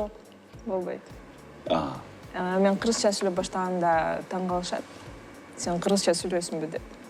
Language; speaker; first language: Kyrgyz; non-native, local second language; Russian